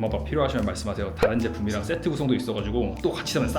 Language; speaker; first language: Korean; native; Korean